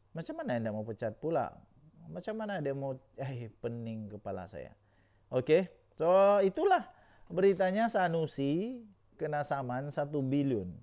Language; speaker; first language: Malay; native; Malay